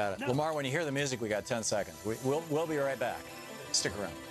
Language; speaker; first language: English; native; English